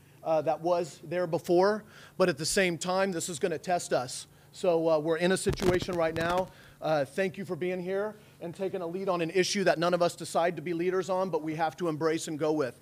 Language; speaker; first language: English; native; English